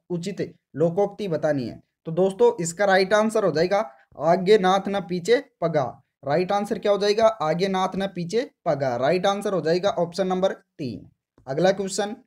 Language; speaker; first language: Hindi; native; Hindi